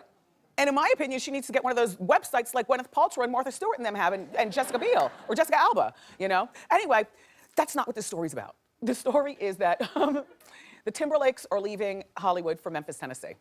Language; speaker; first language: English; native; English